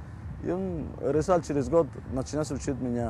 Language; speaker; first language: Russian; non-native, learner; Spanish